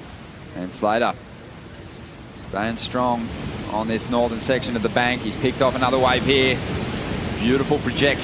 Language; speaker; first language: English; native; English